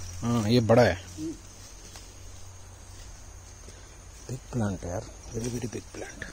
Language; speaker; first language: Hindi; non-native, local second language; Telugu